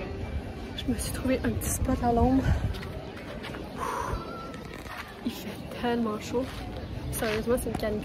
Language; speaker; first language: French; native; French